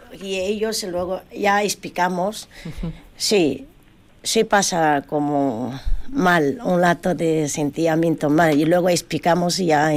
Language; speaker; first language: Spanish; non-native, learner; Chinese